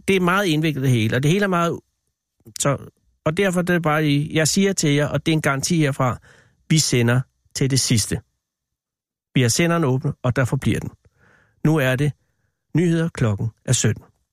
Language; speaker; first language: Danish; native; Danish